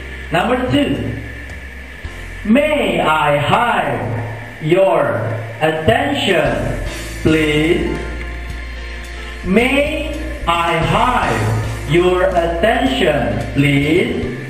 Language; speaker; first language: English; non-native, fluent; Sundanese